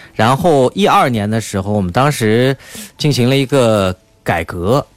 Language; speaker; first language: Chinese; native; Chinese